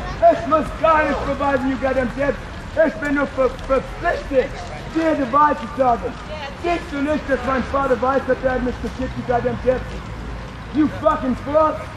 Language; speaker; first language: German; non-native, learner; English